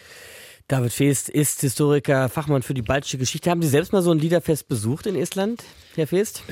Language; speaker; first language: German; native; German